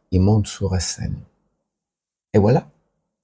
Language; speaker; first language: French; non-native, learner; Spanish